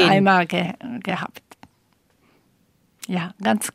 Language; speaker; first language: German; non-native, fluent; Slovak